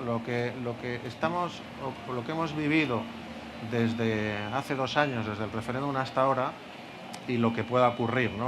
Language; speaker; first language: Spanish; native; Spanish